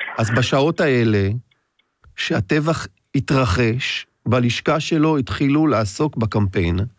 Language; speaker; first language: Hebrew; native; Hebrew